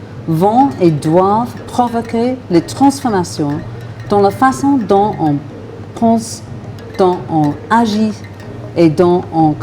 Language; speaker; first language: French; non-native, fluent; English